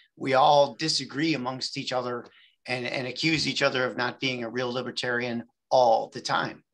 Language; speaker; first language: English; native; English